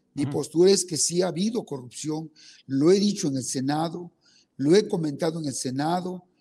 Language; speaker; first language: Spanish; non-native, local second language; Zapotec